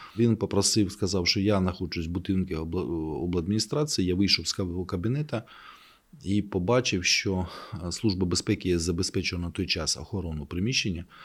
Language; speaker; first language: Ukrainian; native; Ukrainian